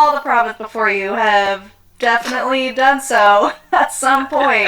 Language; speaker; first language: English; native; English